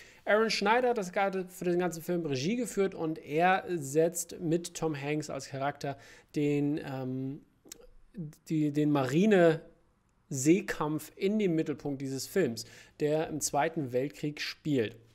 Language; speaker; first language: German; native; German